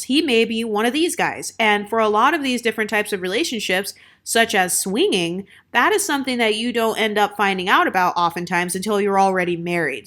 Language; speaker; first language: English; native; English